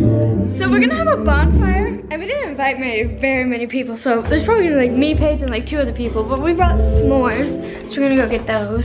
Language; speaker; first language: English; native; English